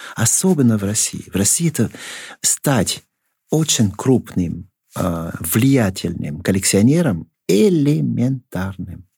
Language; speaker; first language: Russian; non-native, fluent; French